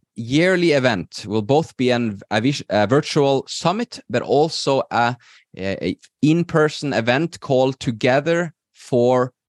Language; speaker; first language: English; non-native, fluent; Norwegian